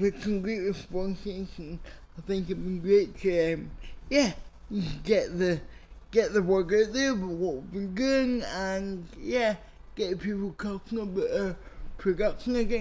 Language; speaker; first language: English; native; English